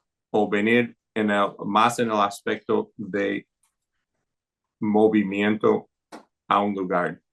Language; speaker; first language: Spanish; non-native, fluent; English